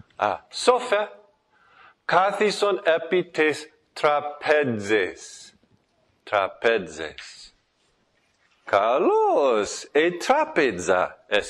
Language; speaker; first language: Greek; non-native, fluent; English